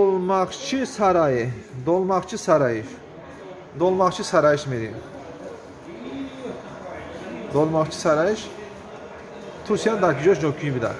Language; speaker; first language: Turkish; non-native, learner; Tajik